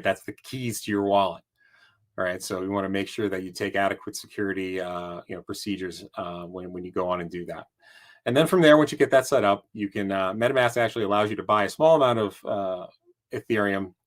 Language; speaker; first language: English; native; English